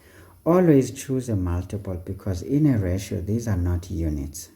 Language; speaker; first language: English; non-native, local second language; Xhosa